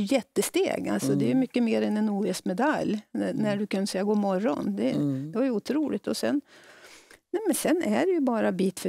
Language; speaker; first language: Swedish; native; Swedish